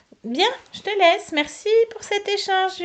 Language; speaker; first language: French; native; French